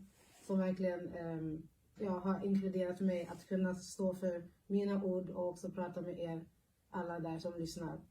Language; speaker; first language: Swedish; early bilingual, other home language; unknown